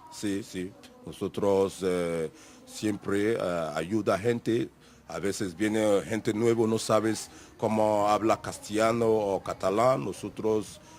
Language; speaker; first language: Spanish; non-native, learner; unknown